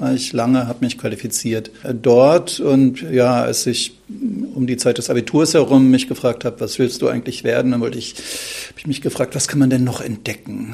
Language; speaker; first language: German; native; German